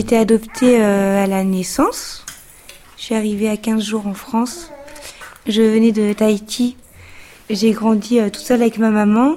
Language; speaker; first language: French; native; French